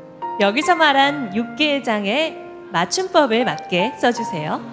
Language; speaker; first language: Korean; native; Korean